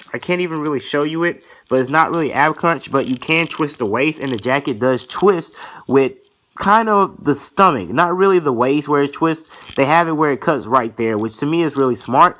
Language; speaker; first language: English; native; English